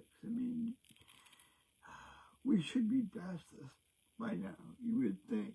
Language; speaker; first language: English; native; English